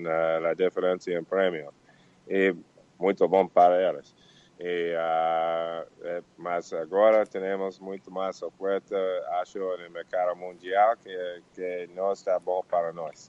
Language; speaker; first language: Portuguese; non-native, learner; Spanish